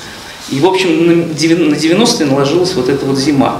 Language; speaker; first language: Russian; native; Russian